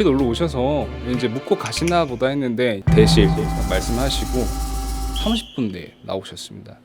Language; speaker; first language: Korean; native; Korean